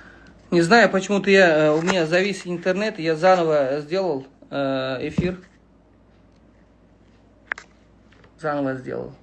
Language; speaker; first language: Russian; non-native, local second language; Uzbek